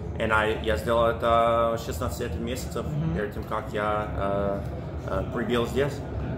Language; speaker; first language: Russian; non-native, learner; English